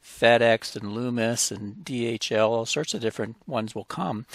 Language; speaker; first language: English; native; English